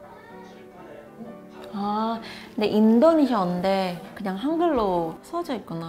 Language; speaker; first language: Korean; non-native, fluent; Indonesian